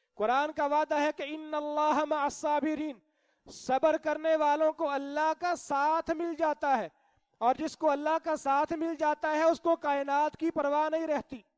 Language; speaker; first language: Urdu; non-native, local second language; Punjabi